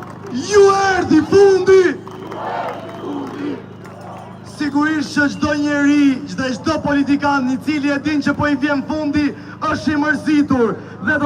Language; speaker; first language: Albanian; native; Albanian